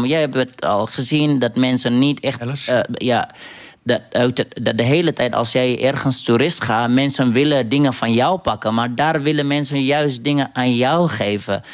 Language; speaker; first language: Dutch; non-native, fluent; Arabic